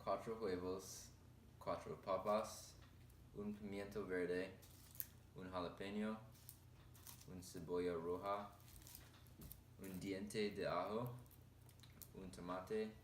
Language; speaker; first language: Spanish; non-native, learner; English